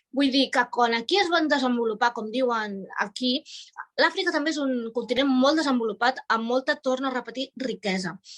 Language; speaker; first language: Catalan; native; Catalan